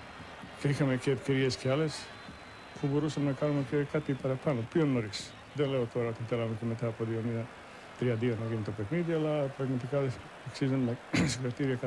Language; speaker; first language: Greek; non-native, fluent; Bosnian